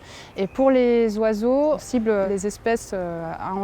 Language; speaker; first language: French; native; French